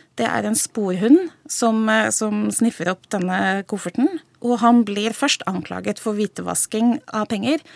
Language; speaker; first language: Norwegian; early bilingual, heritage; Norwegian